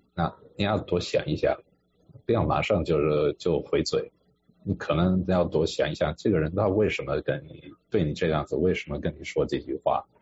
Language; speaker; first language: Chinese; non-native, fluent; English